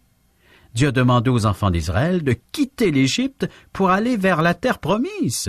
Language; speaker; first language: French; native; French